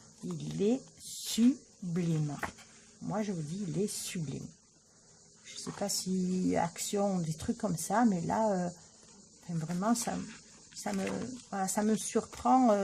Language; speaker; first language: French; native; French